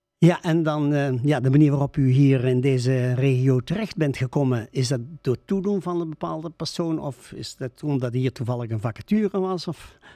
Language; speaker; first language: Dutch; native; Dutch